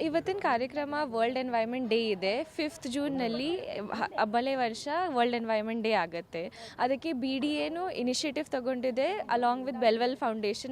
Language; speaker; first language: Kannada; non-native, local second language; Hindi